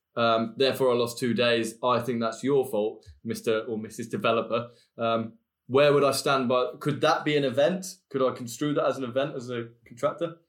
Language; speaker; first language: English; native; English